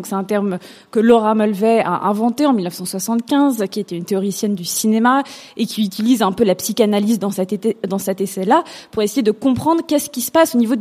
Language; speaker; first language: French; native; French